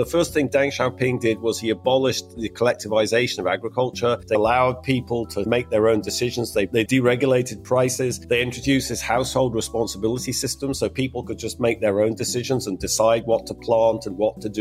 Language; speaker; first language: English; native; English